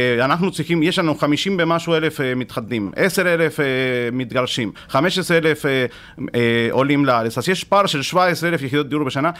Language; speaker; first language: Hebrew; non-native, fluent; Spanish